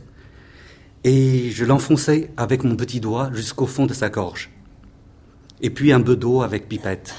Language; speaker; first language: French; non-native, fluent; Chinese